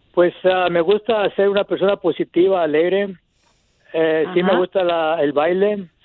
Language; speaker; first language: Spanish; native; Spanish